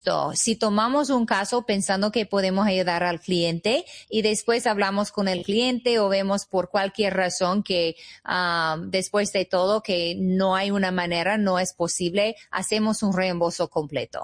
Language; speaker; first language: Spanish; non-native, fluent; English